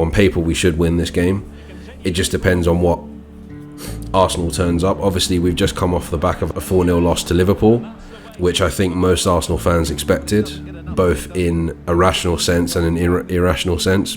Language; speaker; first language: English; native; English